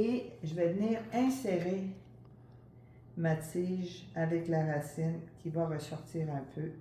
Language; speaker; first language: French; native; French